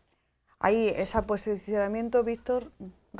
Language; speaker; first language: Spanish; native; Spanish